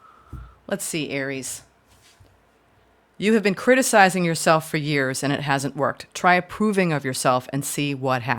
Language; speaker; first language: English; native; English